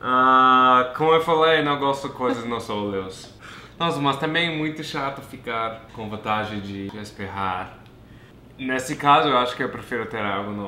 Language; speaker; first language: Portuguese; non-native, fluent; English